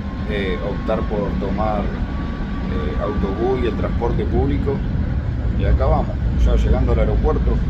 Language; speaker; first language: Spanish; native; Spanish